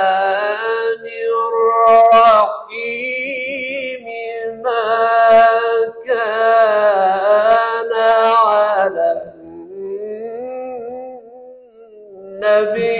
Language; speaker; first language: Arabic; native; Arabic